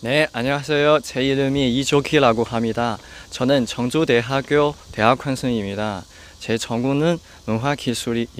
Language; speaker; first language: Korean; non-native, learner; Chinese